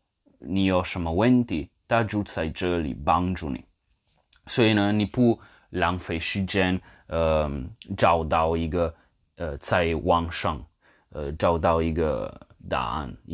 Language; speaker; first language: Chinese; non-native, fluent; English